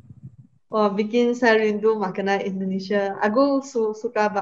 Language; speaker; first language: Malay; non-native, local second language; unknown